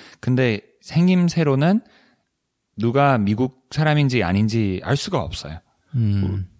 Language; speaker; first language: Korean; non-native, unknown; English